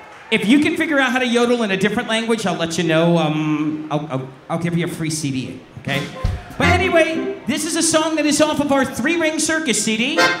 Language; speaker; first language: English; native; English